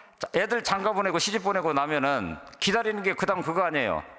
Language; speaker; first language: Korean; native; Korean